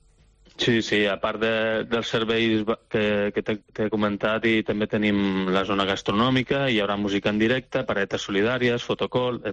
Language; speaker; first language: Catalan; native; Catalan